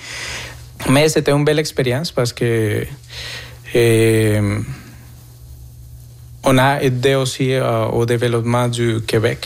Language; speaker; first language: French; non-native, fluent; Spanish